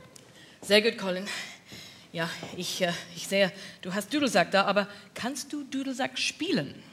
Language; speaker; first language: German; non-native, learner; English